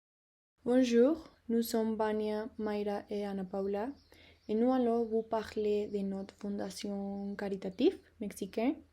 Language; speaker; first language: French; non-native, learner; Spanish